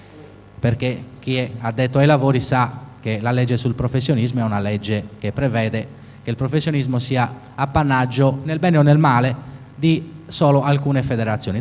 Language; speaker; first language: Italian; native; Italian